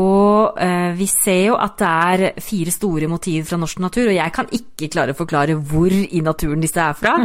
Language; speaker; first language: Norwegian; native; Norwegian